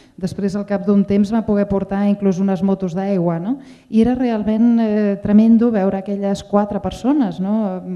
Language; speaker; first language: Catalan; native; Catalan